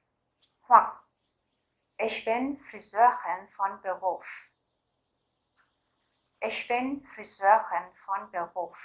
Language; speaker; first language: German; non-native, fluent; Vietnamese